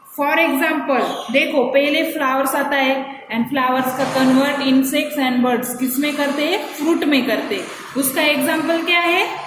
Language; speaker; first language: Hindi; non-native, local second language; Marathi